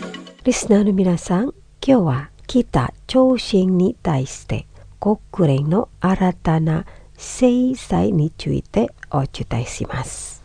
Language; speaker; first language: Japanese; non-native, fluent; Indonesian